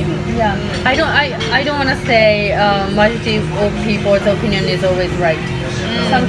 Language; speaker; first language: English; non-native, learner; Japanese